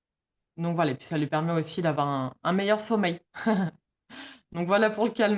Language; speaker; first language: French; native; French